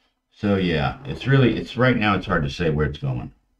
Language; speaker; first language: English; native; English